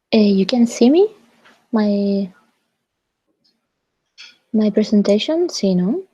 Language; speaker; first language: English; non-native, fluent; Spanish